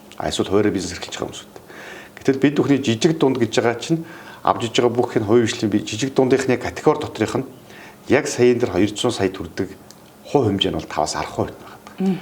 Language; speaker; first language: Mongolian; native; Mongolian